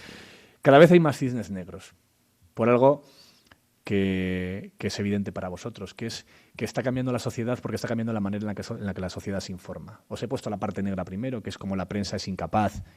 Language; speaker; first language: Spanish; native; Spanish